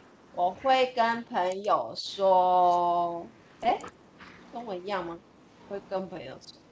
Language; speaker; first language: Chinese; non-native, fluent; Japanese